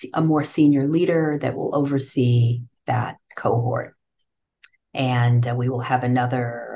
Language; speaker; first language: English; native; English